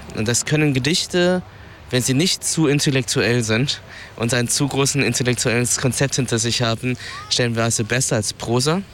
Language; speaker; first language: German; early bilingual, other home language; Vietnamese